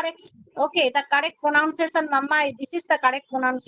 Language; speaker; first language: English; non-native, learner; Bangla